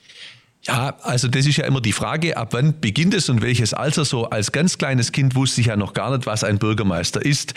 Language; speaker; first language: German; native; German